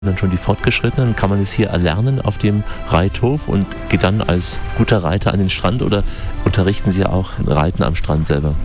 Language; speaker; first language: German; native; German